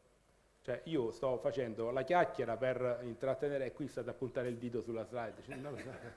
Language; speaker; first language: Italian; native; Italian